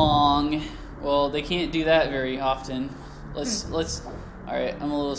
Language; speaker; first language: English; native; English